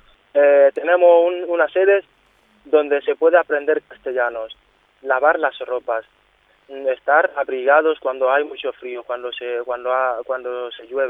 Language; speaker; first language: Spanish; non-native, learner; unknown